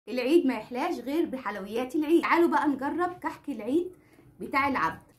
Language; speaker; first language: Arabic; native; Arabic